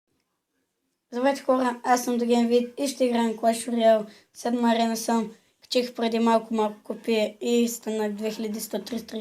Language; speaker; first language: Bulgarian; native; Bulgarian